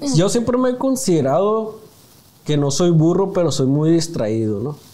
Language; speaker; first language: Spanish; native; Spanish